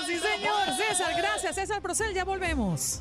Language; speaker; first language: Spanish; native; Spanish